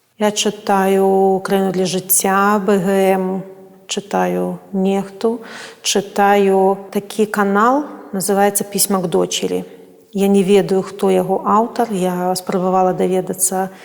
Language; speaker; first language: Belarusian; non-native, local second language; Russian